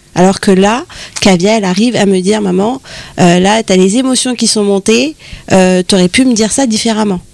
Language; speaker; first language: French; native; French